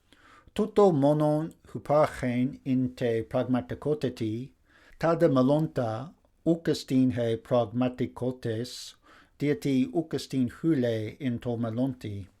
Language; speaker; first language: Greek; non-native, fluent; English